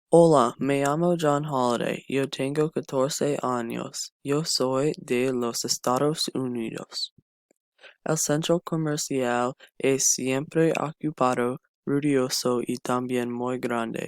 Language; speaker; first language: Spanish; non-native, learner; English